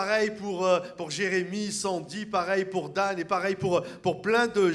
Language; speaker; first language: French; native; French